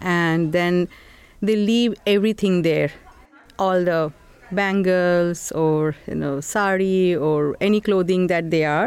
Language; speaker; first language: English; non-native, local second language; Hindi